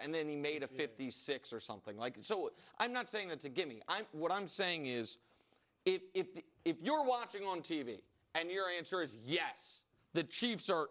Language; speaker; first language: English; native; English